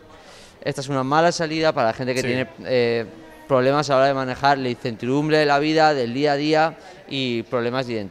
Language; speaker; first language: Spanish; native; Spanish